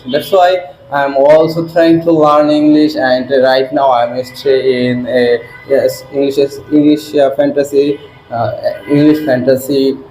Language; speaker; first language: English; non-native, learner; Bangla